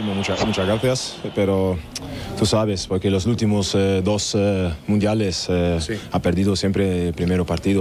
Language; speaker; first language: Spanish; non-native, learner; German